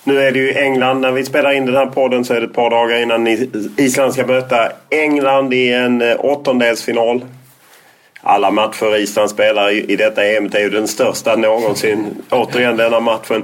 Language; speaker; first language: Swedish; native; Swedish